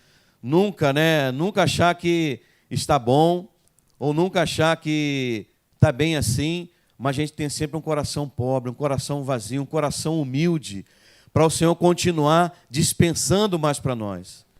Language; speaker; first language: Portuguese; native; Portuguese